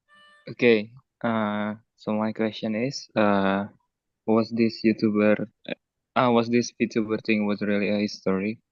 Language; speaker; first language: English; non-native, learner; Indonesian